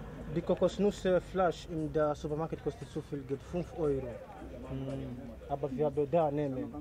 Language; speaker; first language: German; non-native, learner; Swahili